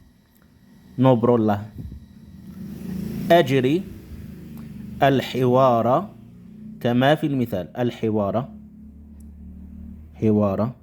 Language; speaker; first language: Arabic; non-native, fluent; Indonesian